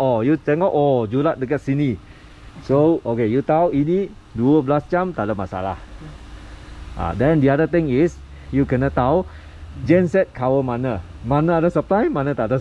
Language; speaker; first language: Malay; non-native, local second language; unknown